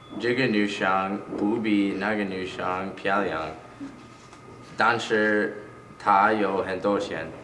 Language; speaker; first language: Chinese; non-native, learner; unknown